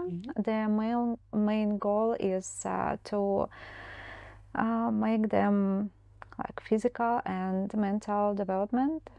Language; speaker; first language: English; non-native, learner; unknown